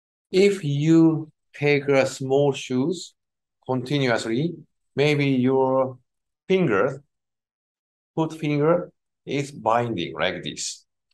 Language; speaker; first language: English; non-native, learner; Japanese